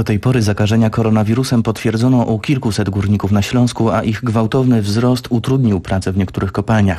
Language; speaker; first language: Polish; native; Polish